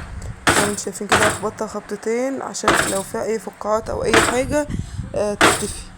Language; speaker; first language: Arabic; native; Arabic